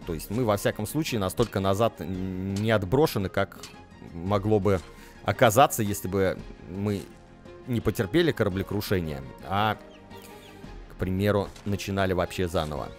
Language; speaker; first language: Russian; native; Russian